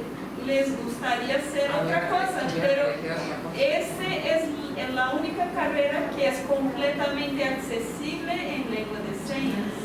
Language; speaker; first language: Spanish; non-native, fluent; Portuguese